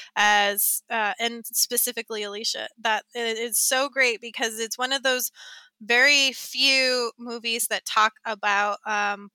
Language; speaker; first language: English; native; English